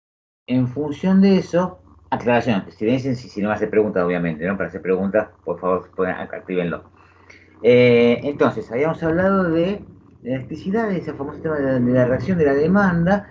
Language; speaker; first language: Spanish; native; Spanish